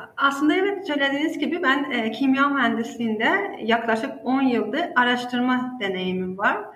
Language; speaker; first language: Turkish; non-native, fluent; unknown